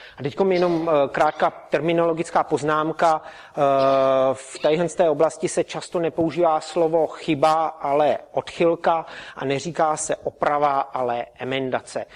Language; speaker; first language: Czech; native; Czech